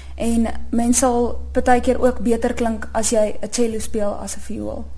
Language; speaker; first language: Afrikaans; native; Afrikaans